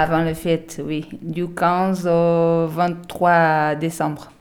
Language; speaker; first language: French; non-native, learner; Portuguese